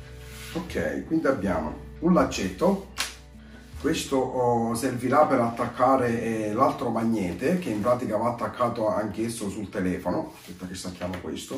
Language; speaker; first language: Italian; native; Italian